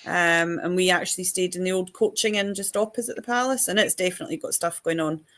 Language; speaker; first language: English; native; English